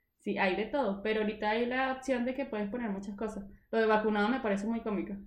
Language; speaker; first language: Spanish; native; Spanish